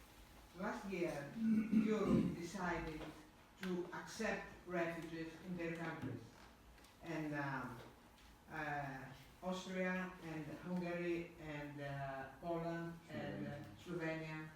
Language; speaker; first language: English; non-native, learner; Greek